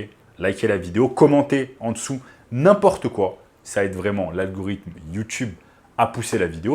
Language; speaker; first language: French; native; French